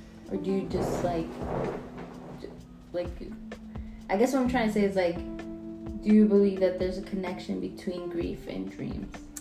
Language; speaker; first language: English; native; English